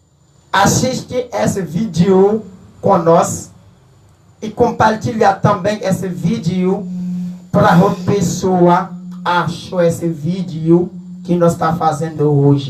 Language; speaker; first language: Portuguese; non-native, learner; Haitian Creole